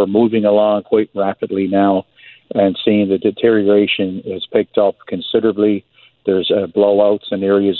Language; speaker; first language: English; native; English